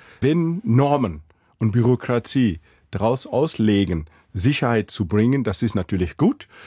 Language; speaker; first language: German; non-native, fluent; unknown